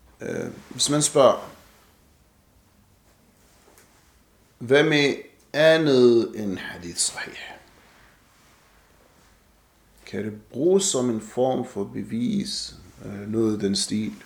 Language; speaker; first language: Danish; non-native, fluent; Arabic